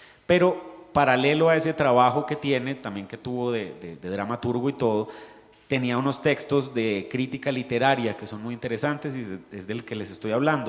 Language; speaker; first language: Spanish; native; Spanish